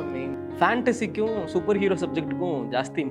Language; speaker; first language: Tamil; native; Tamil